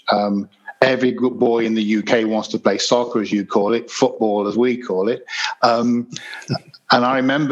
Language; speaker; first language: English; native; English